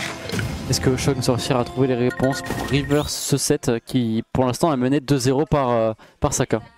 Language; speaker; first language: French; native; French